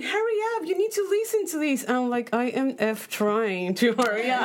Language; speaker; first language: English; non-native, fluent; Spanish